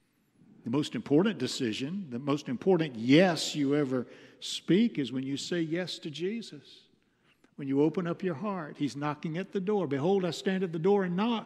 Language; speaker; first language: English; native; English